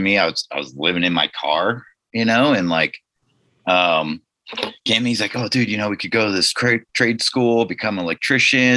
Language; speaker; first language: English; native; English